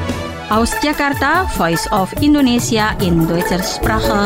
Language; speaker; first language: German; non-native, fluent; Indonesian